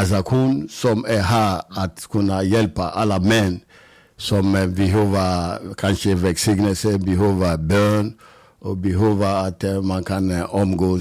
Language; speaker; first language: Swedish; non-native, fluent; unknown